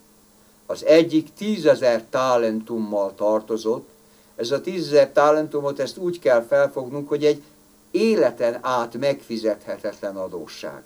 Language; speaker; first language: Hungarian; native; Hungarian